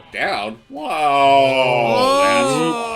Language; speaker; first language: English; native; English